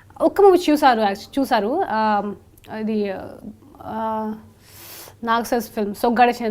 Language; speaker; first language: Telugu; non-native, local second language; Hindi